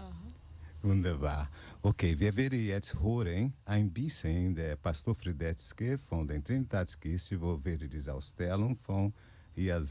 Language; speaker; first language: German; non-native, learner; Portuguese